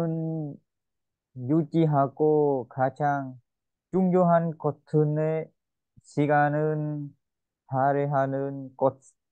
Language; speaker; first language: Korean; non-native, learner; Vietnamese